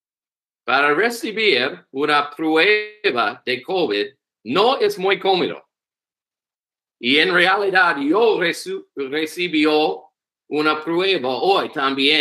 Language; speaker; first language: Spanish; non-native, learner; English